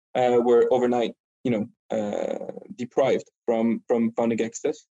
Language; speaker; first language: English; non-native, fluent; French